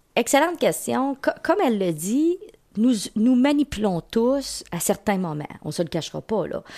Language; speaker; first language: French; native; French